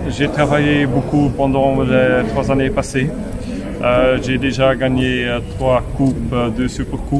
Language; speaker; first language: French; non-native, local second language; Dutch